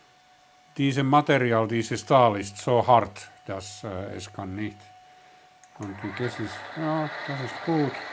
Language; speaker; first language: German; non-native, learner; Finnish